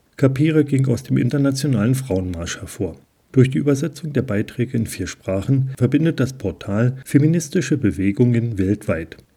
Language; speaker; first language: German; native; German